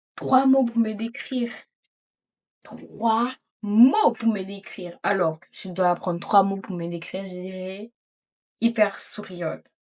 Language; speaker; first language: French; native; French